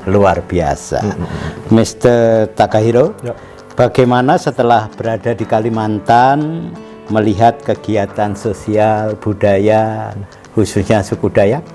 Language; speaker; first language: Indonesian; native; Indonesian